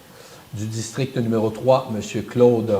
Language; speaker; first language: French; native; French